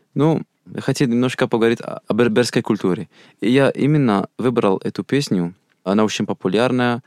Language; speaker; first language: Russian; non-native, fluent; Arabic